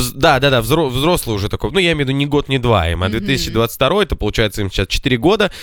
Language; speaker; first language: Russian; native; Russian